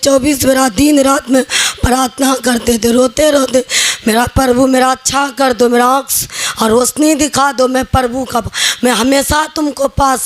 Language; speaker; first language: Hindi; non-native, local second language; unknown